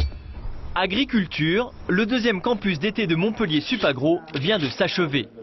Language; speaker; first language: French; native; French